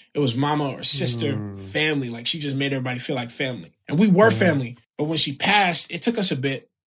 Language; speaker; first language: English; native; English